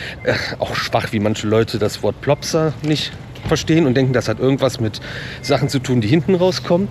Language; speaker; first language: German; native; German